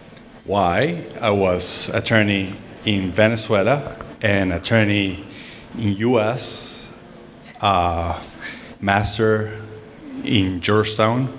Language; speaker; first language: English; non-native, fluent; Spanish